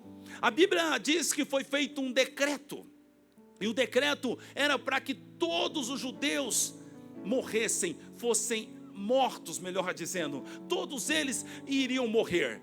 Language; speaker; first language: Portuguese; native; Portuguese